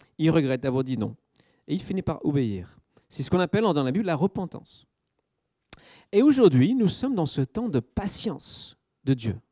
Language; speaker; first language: French; native; French